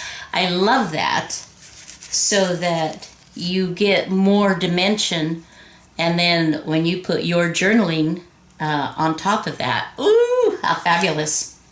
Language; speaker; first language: English; native; English